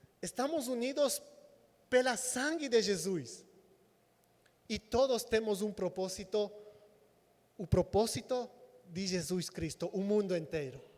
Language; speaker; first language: Portuguese; non-native, fluent; Spanish